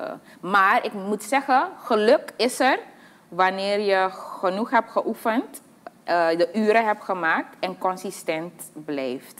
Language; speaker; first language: Dutch; native; Dutch